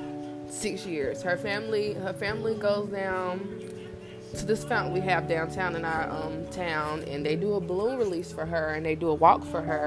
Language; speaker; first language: English; native; English